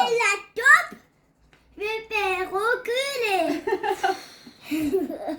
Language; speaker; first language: French; native; French